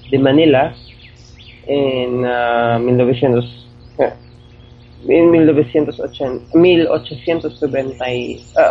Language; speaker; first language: Spanish; non-native, fluent; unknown